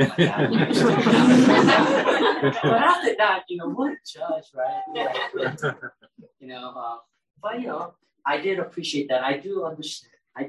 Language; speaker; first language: English; early bilingual, other home language; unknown